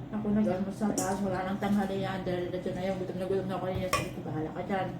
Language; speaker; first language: Filipino; non-native, local second language; Waray